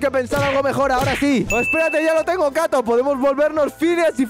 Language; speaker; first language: Spanish; native; Spanish